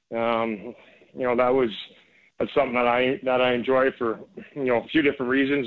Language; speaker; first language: English; native; English